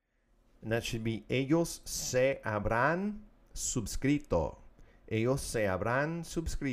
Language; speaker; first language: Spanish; non-native, fluent; English